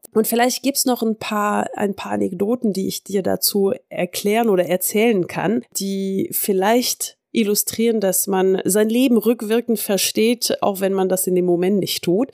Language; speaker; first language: German; early bilingual, heritage; French